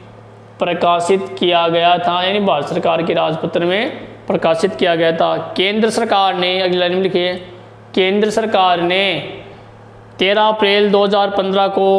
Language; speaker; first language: Hindi; native; Hindi